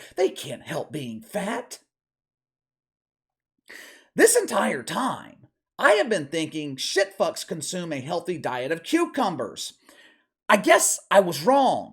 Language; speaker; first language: English; native; English